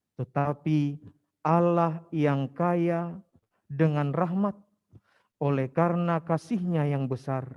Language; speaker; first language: Indonesian; native; Indonesian